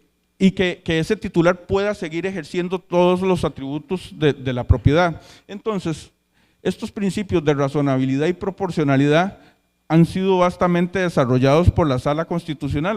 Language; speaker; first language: Spanish; native; Spanish